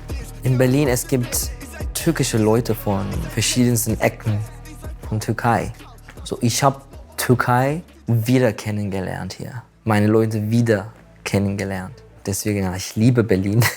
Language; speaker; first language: German; non-native, learner; Turkish